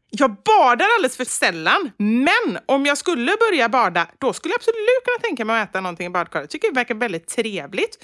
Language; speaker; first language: Swedish; native; Swedish